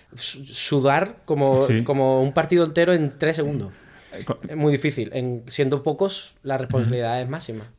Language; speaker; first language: Spanish; native; Spanish